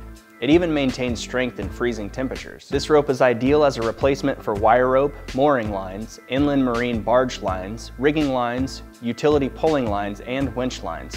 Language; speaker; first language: English; native; English